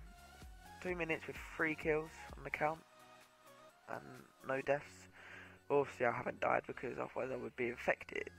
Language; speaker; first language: English; native; English